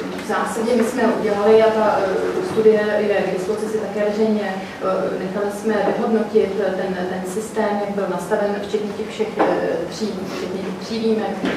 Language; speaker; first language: Czech; native; Czech